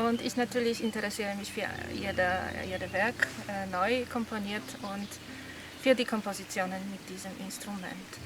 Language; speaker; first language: German; non-native, fluent; Polish